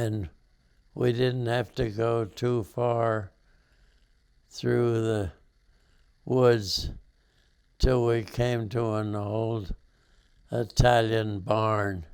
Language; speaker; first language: English; native; English